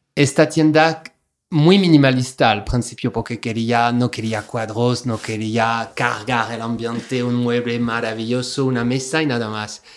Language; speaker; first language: Spanish; non-native, fluent; French